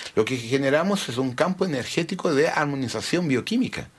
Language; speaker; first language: Spanish; early bilingual, heritage; Spanish